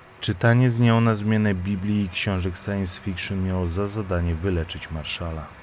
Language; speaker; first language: Polish; native; Polish